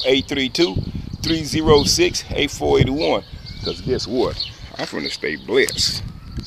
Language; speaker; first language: English; native; English